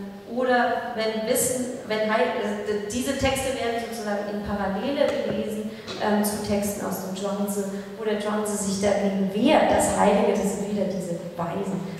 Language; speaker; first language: German; native; German